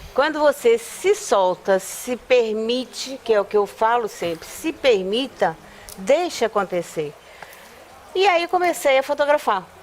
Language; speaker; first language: Portuguese; native; Portuguese